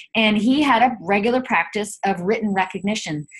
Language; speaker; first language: English; native; English